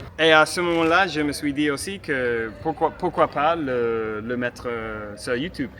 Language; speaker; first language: French; non-native, fluent; English